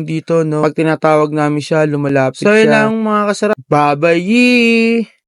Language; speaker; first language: Filipino; native; Filipino